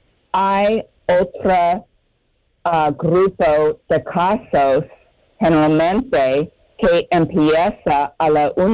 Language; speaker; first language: Spanish; non-native, learner; English